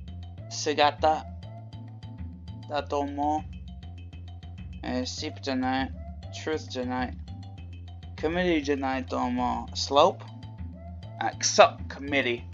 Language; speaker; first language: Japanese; non-native, learner; English